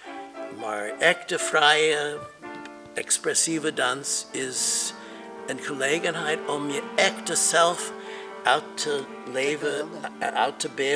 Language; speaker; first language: Dutch; non-native, fluent; English